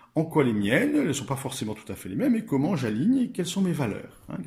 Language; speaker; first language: French; native; French